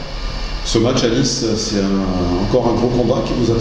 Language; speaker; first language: French; native; French